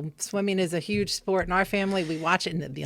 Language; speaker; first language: English; native; English